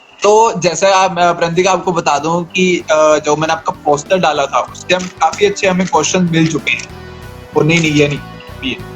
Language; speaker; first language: Hindi; native; Hindi